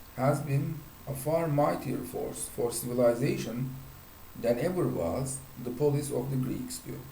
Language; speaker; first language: English; non-native, fluent; Turkish